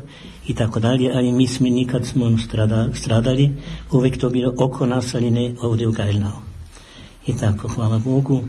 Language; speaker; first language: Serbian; non-native, fluent; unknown